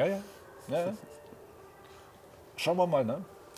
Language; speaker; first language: German; native; German